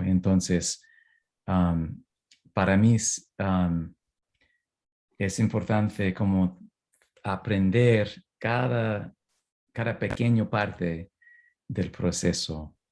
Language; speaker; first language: Spanish; non-native, fluent; English